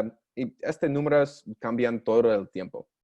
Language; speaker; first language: Spanish; non-native, learner; English